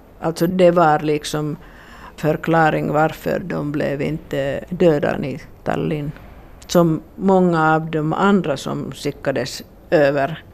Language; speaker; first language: Swedish; non-native, local second language; Finnish